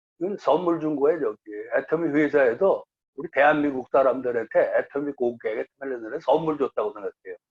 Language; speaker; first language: Korean; native; Korean